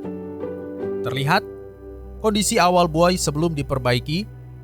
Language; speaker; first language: Indonesian; native; Indonesian